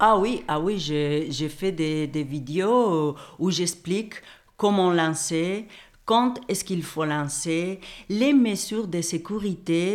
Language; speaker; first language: French; non-native, fluent; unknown